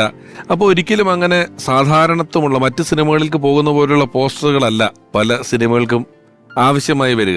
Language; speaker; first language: Malayalam; native; Malayalam